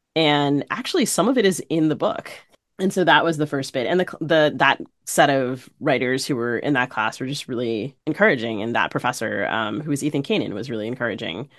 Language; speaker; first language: English; native; English